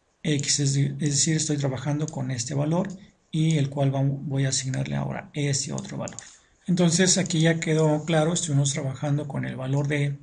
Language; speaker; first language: Spanish; native; Spanish